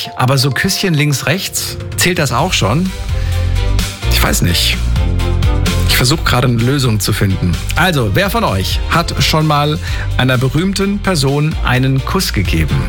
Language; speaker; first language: German; native; German